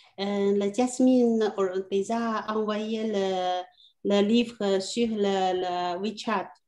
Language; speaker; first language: French; non-native, learner; Chinese